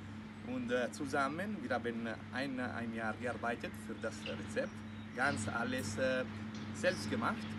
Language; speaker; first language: German; non-native, local second language; Italian